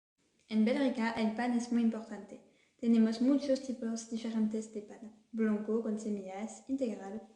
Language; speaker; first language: Spanish; non-native, learner; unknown